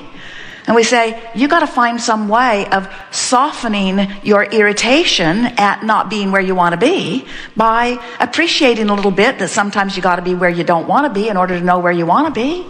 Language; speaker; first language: English; native; English